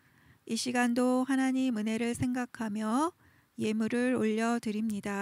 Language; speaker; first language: Korean; native; Korean